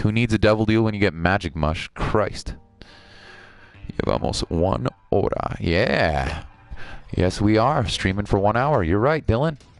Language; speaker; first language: English; native; English